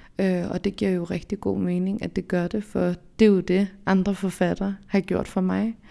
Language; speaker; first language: Danish; early bilingual, other home language; Central Kurdish